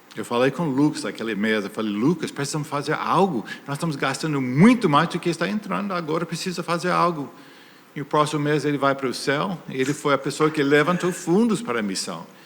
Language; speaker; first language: Portuguese; non-native, fluent; English